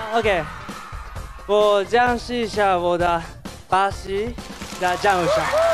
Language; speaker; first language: Chinese; non-native, learner; Japanese